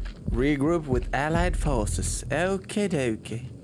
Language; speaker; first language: English; non-native, fluent; Norwegian